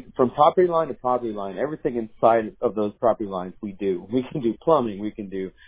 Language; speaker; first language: English; early bilingual, other home language; Spanish